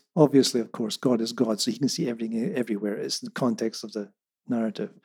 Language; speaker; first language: English; non-native, local second language; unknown